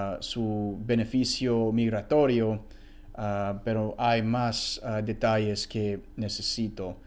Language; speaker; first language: Spanish; non-native, fluent; English